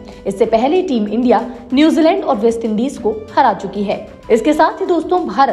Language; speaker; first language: Hindi; native; Hindi